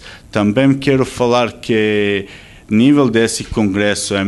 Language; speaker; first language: Portuguese; non-native, fluent; Serbian